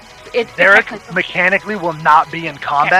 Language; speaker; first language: English; native; English